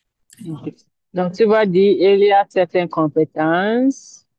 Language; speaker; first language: French; non-native, learner; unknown